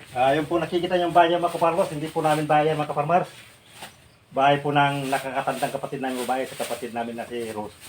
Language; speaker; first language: Filipino; non-native, local second language; Cebuano